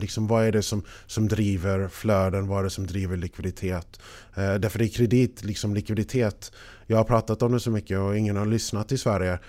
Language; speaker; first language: Swedish; non-native, fluent; English